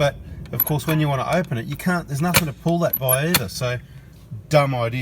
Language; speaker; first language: English; native; English